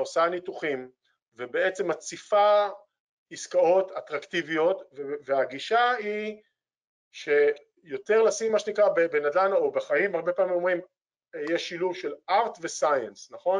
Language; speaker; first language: Hebrew; native; Hebrew